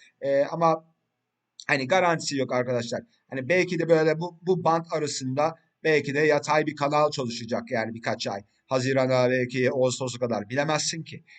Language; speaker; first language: Turkish; early bilingual, heritage; Turkish